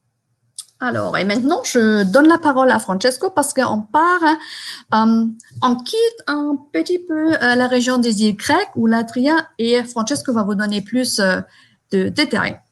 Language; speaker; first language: French; non-native, fluent; German